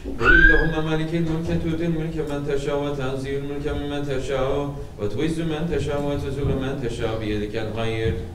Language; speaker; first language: Arabic; non-native, fluent; Turkish